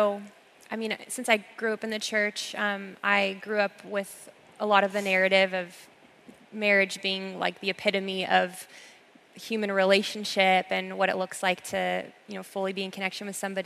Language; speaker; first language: English; native; English